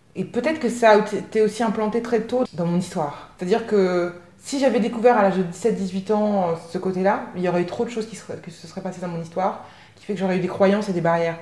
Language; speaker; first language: French; native; French